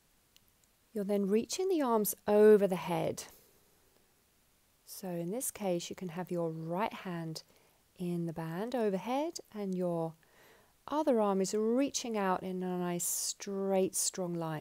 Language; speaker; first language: English; native; English